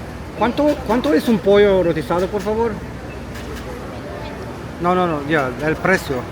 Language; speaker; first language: Spanish; non-native, learner; Romanian